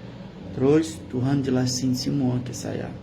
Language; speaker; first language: Indonesian; non-native, learner; Portuguese